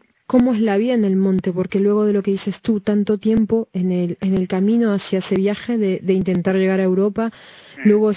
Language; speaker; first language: Spanish; native; Spanish